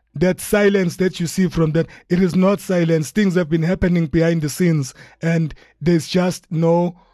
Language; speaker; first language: English; non-native, local second language; Zulu